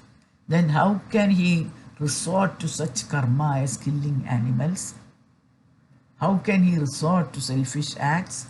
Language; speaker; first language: English; non-native, fluent; Malayalam